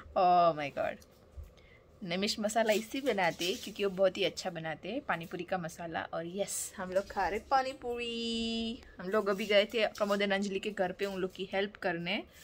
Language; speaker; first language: Hindi; non-native, local second language; Gujarati